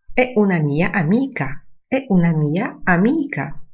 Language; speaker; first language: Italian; non-native, fluent; Polish